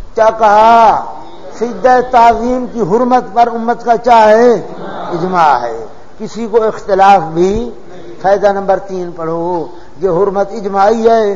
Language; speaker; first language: Urdu; non-native, local second language; Punjabi